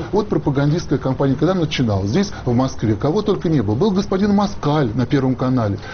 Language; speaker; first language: Russian; native; Russian